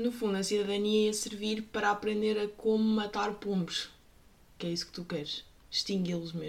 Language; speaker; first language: Portuguese; native; Portuguese